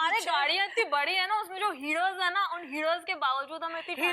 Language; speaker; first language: Hindi; native; Hindi